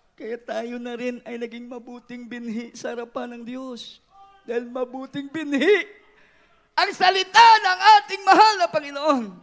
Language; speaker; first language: Filipino; non-native, local second language; Cebuano